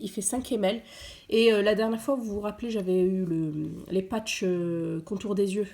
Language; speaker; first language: French; native; French